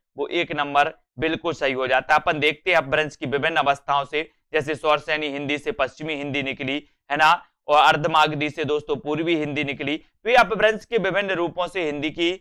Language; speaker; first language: Hindi; native; Hindi